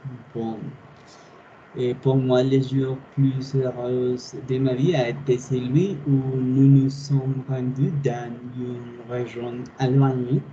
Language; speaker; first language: French; non-native, learner; Spanish